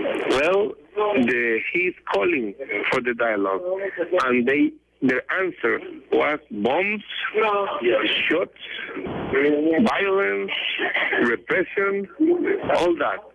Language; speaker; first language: English; non-native, fluent; Spanish